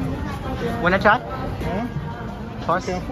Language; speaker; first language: English; non-native, learner; Vietnamese